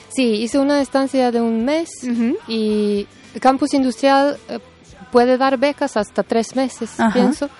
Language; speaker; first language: Spanish; non-native, fluent; Serbian